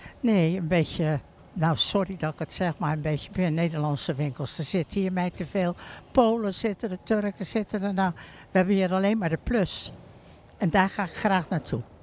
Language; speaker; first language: Dutch; native; Dutch